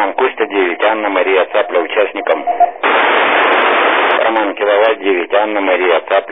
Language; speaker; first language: Russian; native; Russian